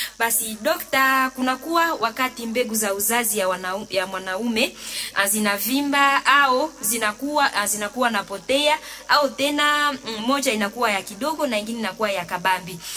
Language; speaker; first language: Swahili; native; Swahili